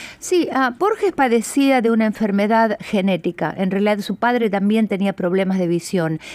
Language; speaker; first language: Spanish; native; Spanish